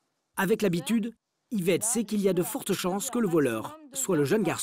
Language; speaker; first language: French; native; French